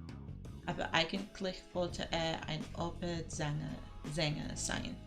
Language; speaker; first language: German; non-native, learner; Spanish